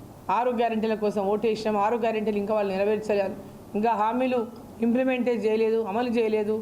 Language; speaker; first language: Telugu; native; Telugu